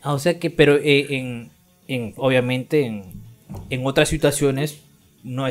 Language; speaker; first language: Spanish; native; Spanish